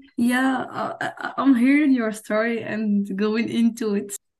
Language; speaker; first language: English; non-native, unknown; Arabic